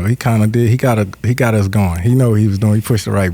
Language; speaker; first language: English; native; English